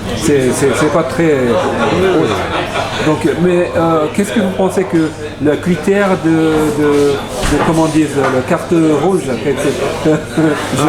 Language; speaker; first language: French; non-native, learner; Japanese